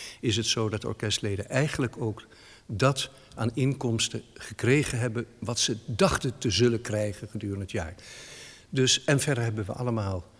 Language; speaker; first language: Dutch; native; Dutch